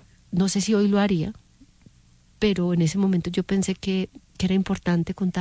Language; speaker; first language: Spanish; native; Spanish